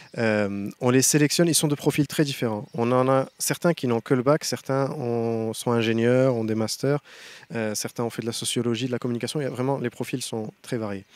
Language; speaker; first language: French; non-native, local second language; Arabic